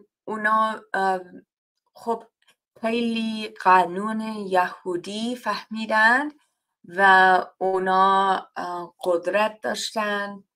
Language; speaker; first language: Persian; non-native, fluent; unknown